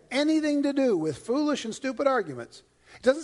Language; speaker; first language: English; native; English